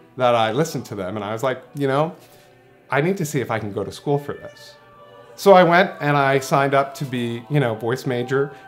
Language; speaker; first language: English; native; English